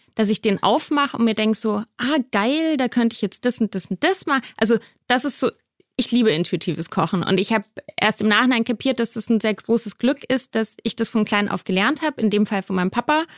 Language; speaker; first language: German; native; German